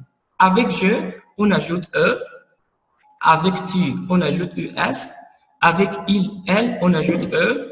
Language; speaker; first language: French; non-native, fluent; Arabic